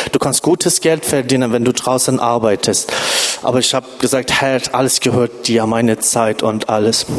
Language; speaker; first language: German; non-native, fluent; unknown